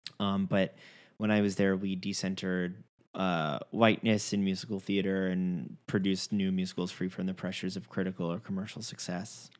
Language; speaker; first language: English; native; English